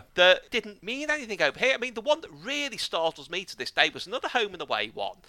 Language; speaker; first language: English; native; English